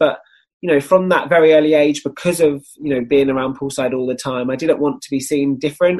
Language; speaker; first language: English; native; English